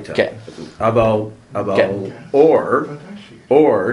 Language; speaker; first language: Hebrew; non-native, learner; English